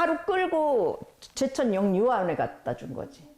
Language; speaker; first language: Korean; native; Korean